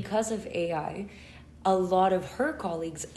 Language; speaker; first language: English; non-native, fluent; Spanish